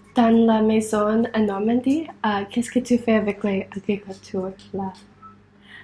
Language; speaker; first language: French; non-native, learner; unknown